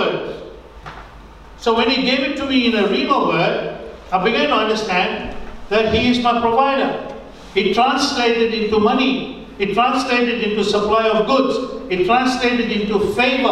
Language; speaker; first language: English; non-native, local second language; Tamil